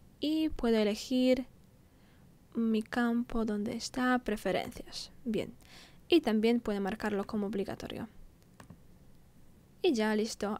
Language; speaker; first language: Spanish; non-native, fluent; Polish